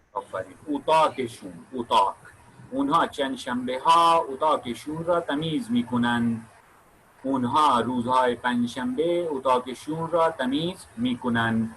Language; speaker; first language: Persian; non-native, fluent; Urdu